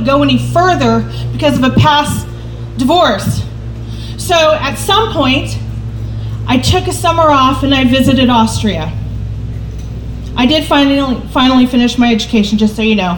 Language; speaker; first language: English; native; English